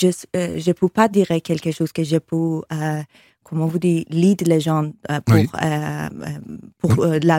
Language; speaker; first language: French; non-native, learner; Persian